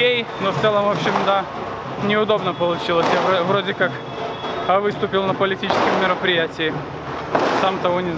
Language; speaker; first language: Russian; native; Russian